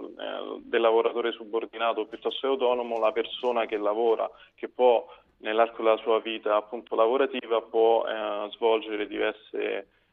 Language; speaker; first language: Italian; native; Italian